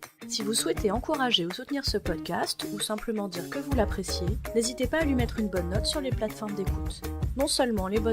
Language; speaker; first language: French; native; French